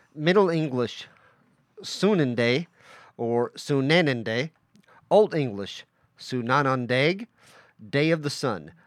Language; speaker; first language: English; native; English